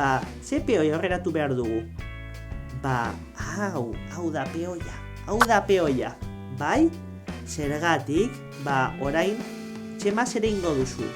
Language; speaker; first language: Basque; non-native, local second language; Spanish